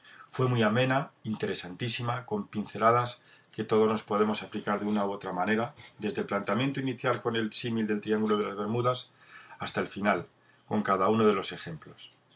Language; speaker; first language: Spanish; native; Spanish